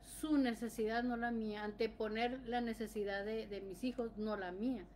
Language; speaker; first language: Spanish; native; Spanish